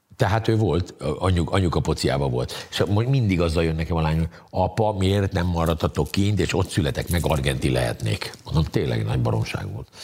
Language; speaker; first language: Hungarian; native; Hungarian